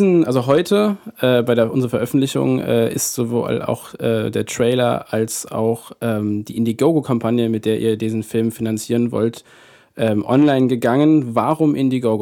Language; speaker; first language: German; native; German